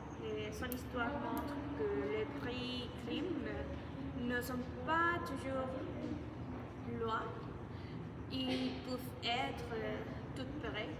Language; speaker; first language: French; non-native, learner; Spanish